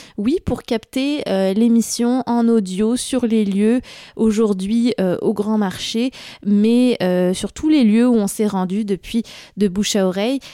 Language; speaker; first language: French; native; French